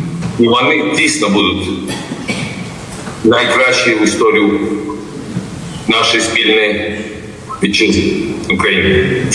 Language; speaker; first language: Ukrainian; non-native, fluent; Georgian